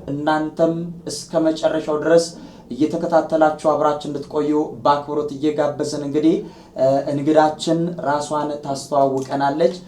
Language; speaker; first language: Amharic; native; Amharic